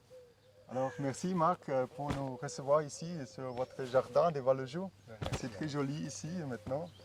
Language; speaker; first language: French; non-native, learner; German